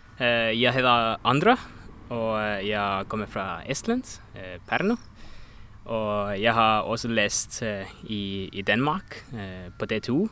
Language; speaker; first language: Danish; non-native, learner; Estonian